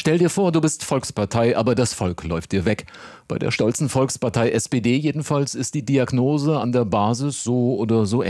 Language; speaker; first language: German; native; German